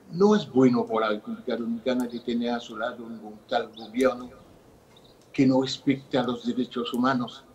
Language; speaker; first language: Spanish; non-native, fluent; Haitian Creole